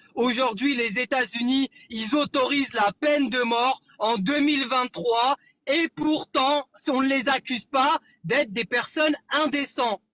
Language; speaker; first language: French; native; French